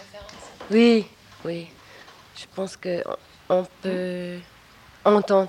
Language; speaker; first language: French; non-native, local second language; German